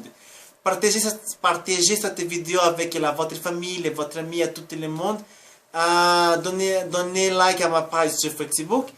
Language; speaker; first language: French; non-native, learner; Spanish